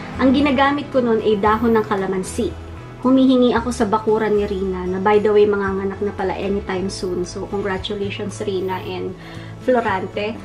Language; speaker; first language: Filipino; non-native, local second language; Iloko